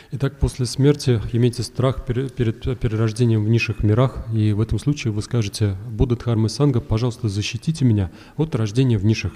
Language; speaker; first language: Russian; native; Russian